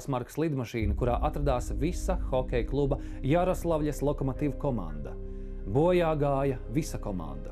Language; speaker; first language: Latvian; native; Latvian